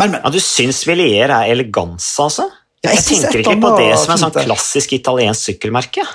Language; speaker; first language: Norwegian; native; Norwegian